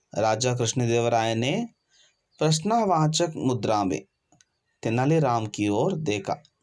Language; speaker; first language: Hindi; non-native, local second language; Kannada